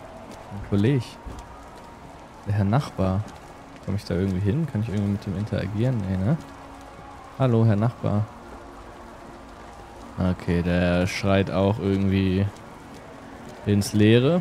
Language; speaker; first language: German; native; German